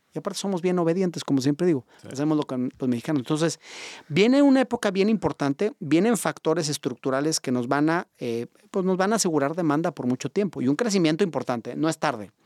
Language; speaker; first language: Spanish; native; Spanish